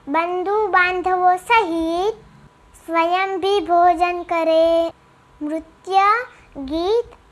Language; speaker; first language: Hindi; non-native, local second language; Gujarati